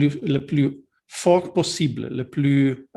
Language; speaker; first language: French; non-native, learner; Italian